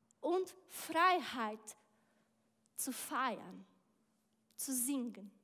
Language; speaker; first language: German; non-native, learner; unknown